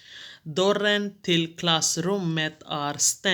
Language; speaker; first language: Swedish; non-native, fluent; Urdu